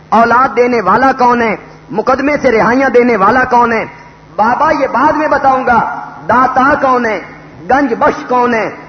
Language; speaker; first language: Urdu; non-native, local second language; Punjabi